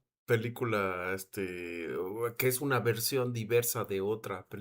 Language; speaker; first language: Spanish; native; Spanish